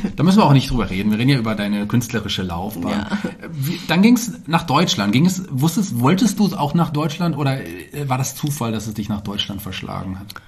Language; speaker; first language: German; native; German